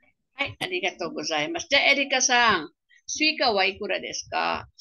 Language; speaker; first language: Japanese; non-native, fluent; Filipino